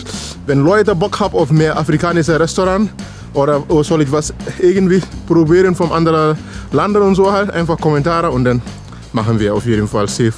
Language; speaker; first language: German; non-native, learner; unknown